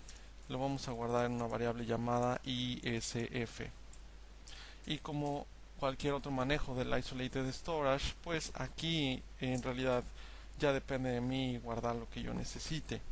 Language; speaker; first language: Spanish; native; Spanish